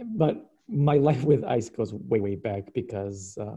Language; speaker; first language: English; early bilingual, other home language; Japanese